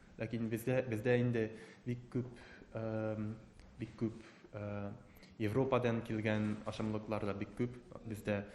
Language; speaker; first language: Tatar; non-native, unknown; Japanese